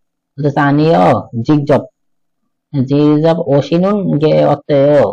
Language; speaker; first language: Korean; non-native, learner; Bangla